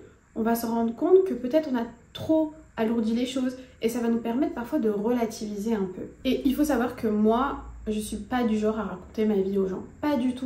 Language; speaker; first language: French; native; French